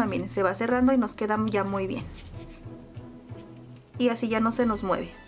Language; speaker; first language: Spanish; native; Spanish